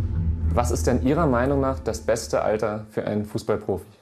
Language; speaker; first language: German; native; German